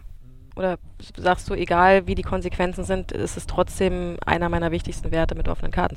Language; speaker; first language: German; native; German